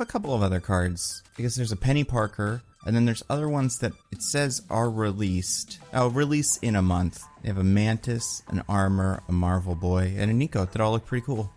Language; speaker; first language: English; native; English